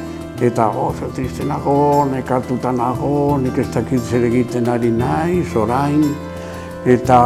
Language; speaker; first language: Basque; non-native, local second language; Spanish